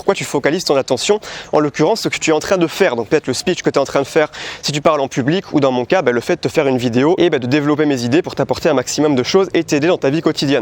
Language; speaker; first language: French; native; French